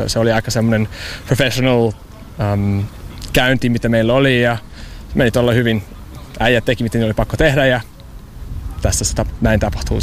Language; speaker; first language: Finnish; non-native, fluent; English